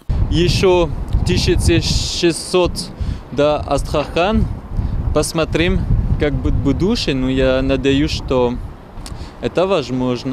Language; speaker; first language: Russian; non-native, learner; French